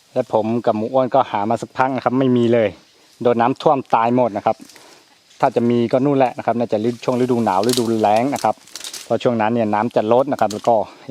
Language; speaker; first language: Thai; non-native, local second language; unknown